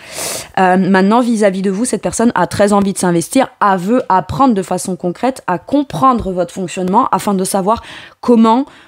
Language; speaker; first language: French; native; French